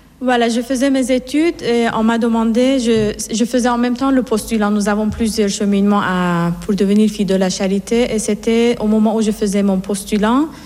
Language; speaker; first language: French; non-native, fluent; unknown